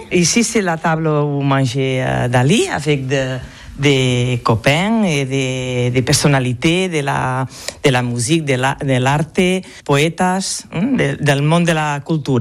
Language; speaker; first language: French; non-native, learner; Catalan